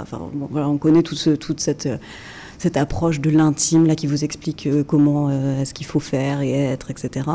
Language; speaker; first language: French; native; French